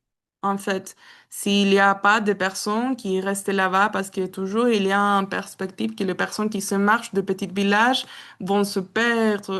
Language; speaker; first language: French; non-native, learner; Spanish